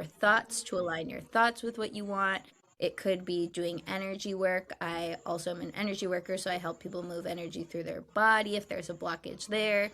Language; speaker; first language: English; native; English